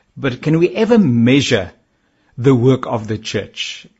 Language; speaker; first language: English; non-native, local second language; Afrikaans